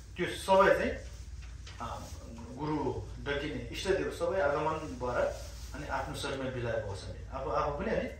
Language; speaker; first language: Nepali; non-native, local second language; Sherpa